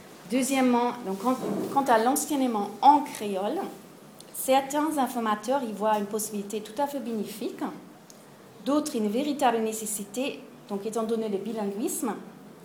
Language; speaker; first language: French; non-native, fluent; German